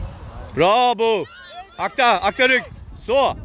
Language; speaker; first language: Swedish; non-native, fluent; Turkish